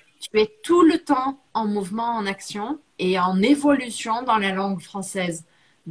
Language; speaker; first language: French; non-native, fluent; Portuguese